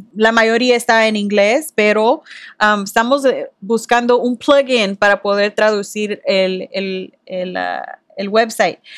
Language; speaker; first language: Spanish; early bilingual, heritage; Spanish